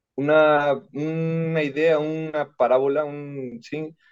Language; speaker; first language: Spanish; native; Spanish